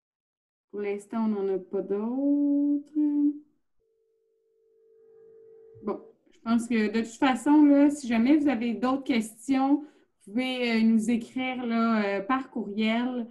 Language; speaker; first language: French; native; French